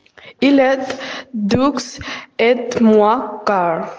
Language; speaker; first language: French; non-native, learner; Catalan